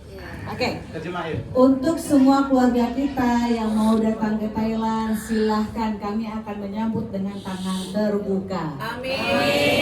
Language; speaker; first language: Indonesian; non-native, fluent; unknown